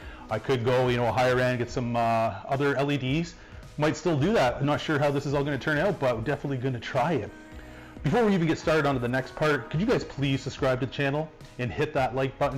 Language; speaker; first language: English; native; English